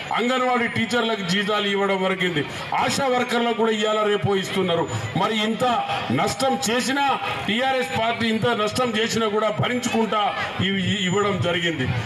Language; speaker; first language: Telugu; non-native, local second language; Lambadi